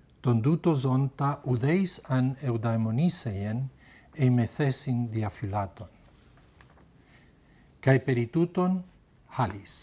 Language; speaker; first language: Greek; non-native, fluent; Spanish